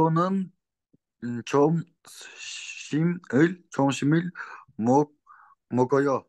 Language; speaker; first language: Korean; non-native, learner; Kyrgyz